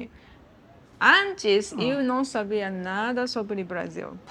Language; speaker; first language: Portuguese; non-native, learner; Japanese